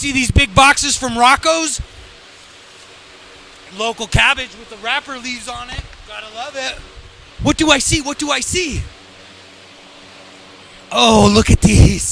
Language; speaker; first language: English; native; English